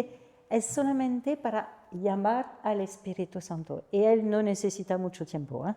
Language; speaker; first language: Spanish; non-native, fluent; French